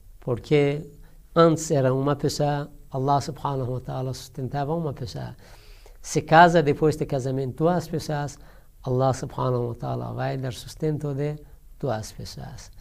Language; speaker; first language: Portuguese; non-native, learner; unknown